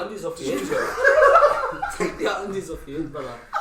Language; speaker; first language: English; native; English